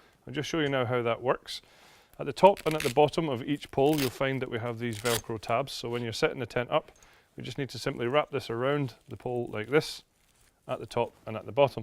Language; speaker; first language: English; native; English